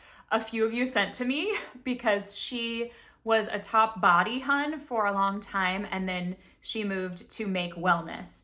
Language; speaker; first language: English; native; English